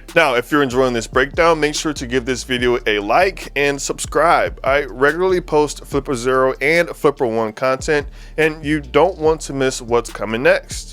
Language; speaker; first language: English; native; English